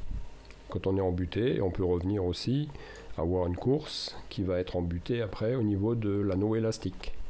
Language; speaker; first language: French; native; French